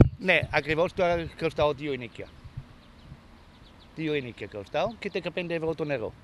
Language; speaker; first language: Greek; non-native, learner; German